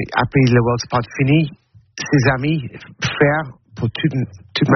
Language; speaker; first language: French; non-native, learner; English